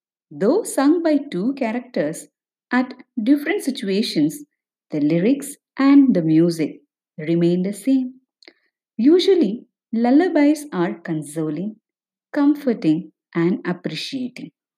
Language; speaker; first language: English; non-native, local second language; Tamil